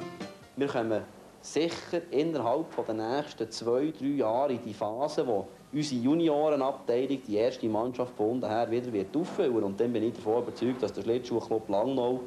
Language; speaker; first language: German; native; German